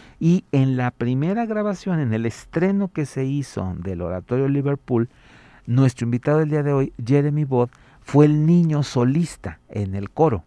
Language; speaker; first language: Spanish; native; Spanish